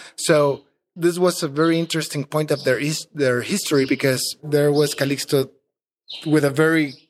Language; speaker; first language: English; non-native, fluent; Spanish